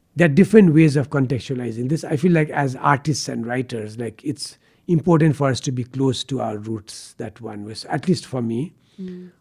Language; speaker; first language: English; non-native, local second language; Nepali